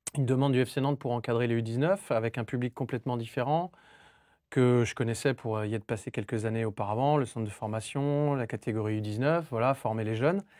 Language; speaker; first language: French; native; French